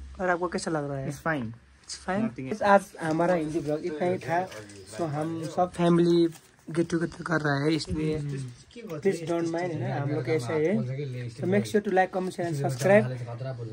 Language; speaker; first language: Hindi; non-native, learner; Nepali